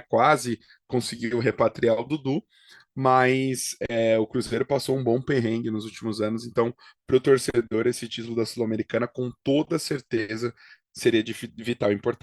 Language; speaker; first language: Portuguese; native; Portuguese